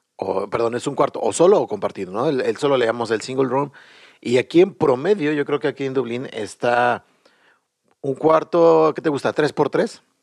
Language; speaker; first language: Spanish; native; Spanish